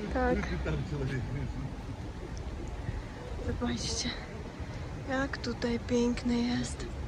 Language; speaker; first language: Polish; non-native, learner; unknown